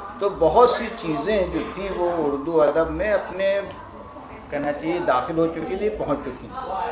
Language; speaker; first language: Urdu; native; Urdu